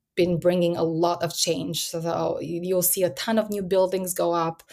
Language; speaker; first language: English; early bilingual, other home language; Albanian